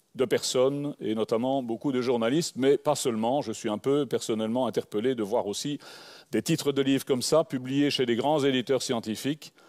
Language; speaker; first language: French; native; French